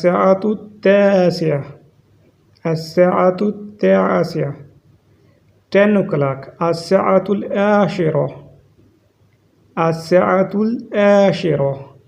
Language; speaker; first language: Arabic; non-native, fluent; Urdu